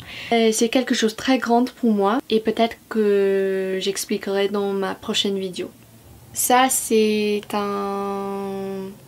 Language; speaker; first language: French; non-native, fluent; English